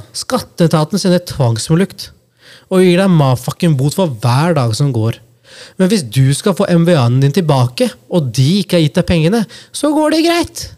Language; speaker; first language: Norwegian; early bilingual, other home language; Punjabi